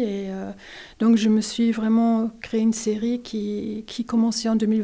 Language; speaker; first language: French; non-native, fluent; German